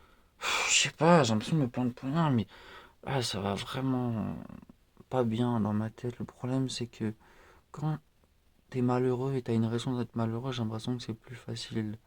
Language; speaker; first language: French; native; French